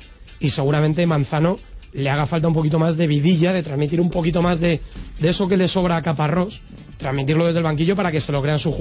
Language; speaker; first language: Spanish; native; Spanish